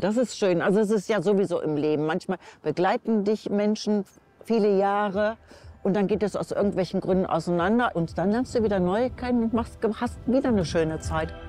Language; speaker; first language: German; native; German